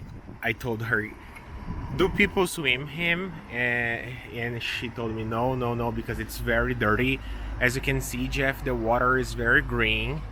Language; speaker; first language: English; non-native, local second language; Portuguese